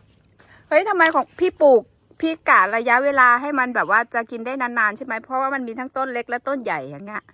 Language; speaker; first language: Thai; native; Thai